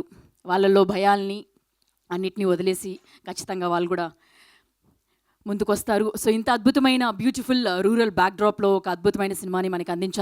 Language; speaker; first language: Telugu; native; Telugu